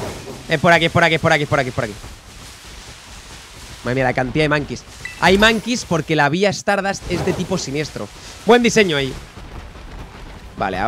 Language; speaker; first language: Spanish; native; Spanish